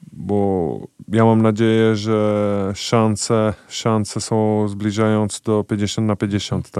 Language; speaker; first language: Polish; non-native, fluent; Czech